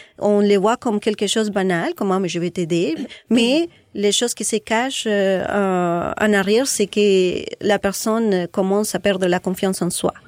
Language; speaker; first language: French; non-native, fluent; Spanish